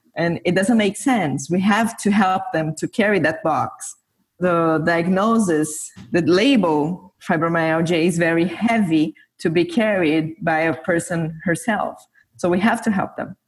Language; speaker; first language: English; non-native, fluent; Portuguese